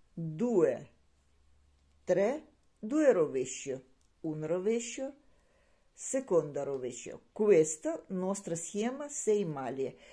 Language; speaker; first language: Italian; non-native, learner; Ukrainian